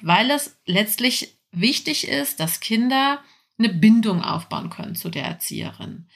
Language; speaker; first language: German; native; German